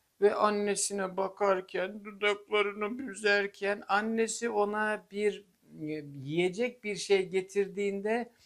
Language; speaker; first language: Turkish; native; Turkish